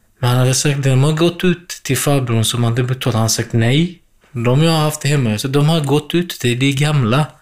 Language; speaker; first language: Swedish; non-native, fluent; Central Kurdish